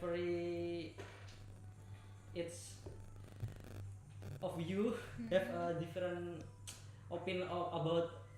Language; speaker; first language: English; non-native, learner; Indonesian